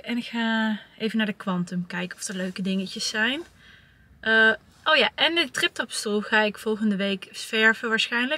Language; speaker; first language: Dutch; native; Dutch